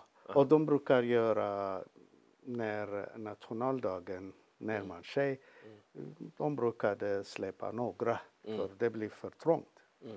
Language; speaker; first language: Swedish; non-native, fluent; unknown